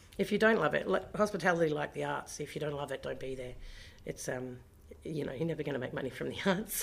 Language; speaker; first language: English; native; English